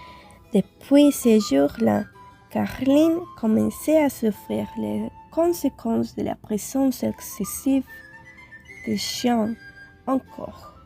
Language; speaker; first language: French; non-native, fluent; Spanish